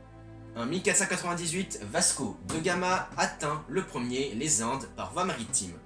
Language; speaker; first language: French; native; French